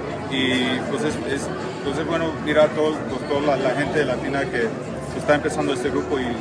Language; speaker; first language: Spanish; early bilingual, heritage; Spanish